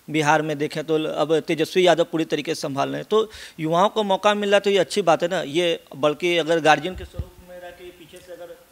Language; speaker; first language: Hindi; native; Hindi